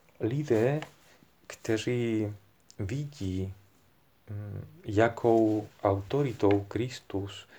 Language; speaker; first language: Czech; non-native, fluent; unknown